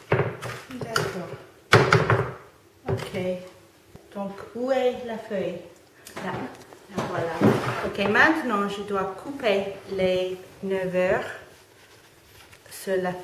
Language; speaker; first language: French; non-native, learner; English